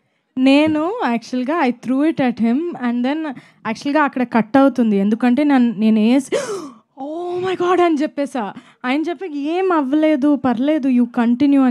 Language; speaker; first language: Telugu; non-native, fluent; Malayalam